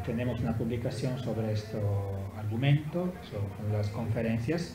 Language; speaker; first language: Spanish; non-native, learner; Italian